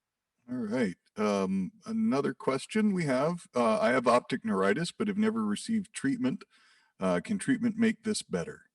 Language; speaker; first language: English; native; English